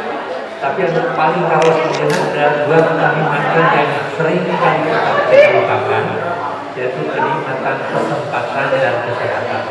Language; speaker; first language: Indonesian; non-native, local second language; Sundanese